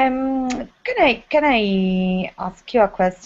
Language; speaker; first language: English; non-native, learner; Italian